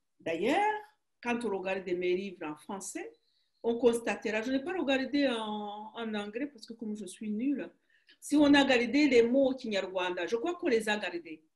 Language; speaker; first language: French; non-native, local second language; Kinyarwanda